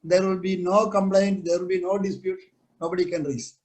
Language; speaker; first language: English; non-native, local second language; Malayalam